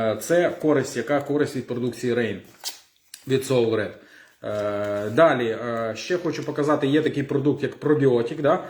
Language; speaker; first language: Ukrainian; non-native, local second language; Russian